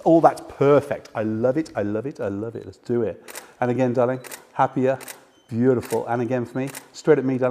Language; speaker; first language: English; native; English